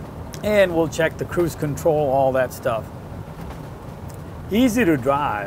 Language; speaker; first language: English; non-native, fluent; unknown